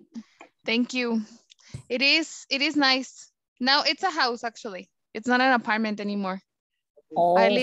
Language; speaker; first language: English; non-native, fluent; Spanish